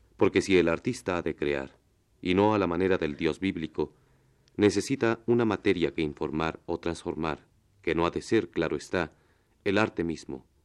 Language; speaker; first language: Spanish; native; Spanish